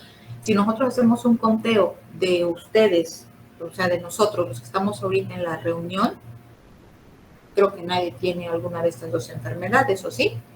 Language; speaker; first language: Spanish; native; Spanish